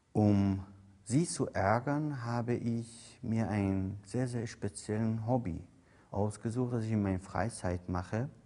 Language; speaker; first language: German; non-native, fluent; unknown